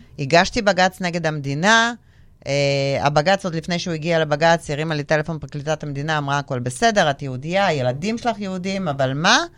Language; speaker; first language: Hebrew; early bilingual, other home language; Russian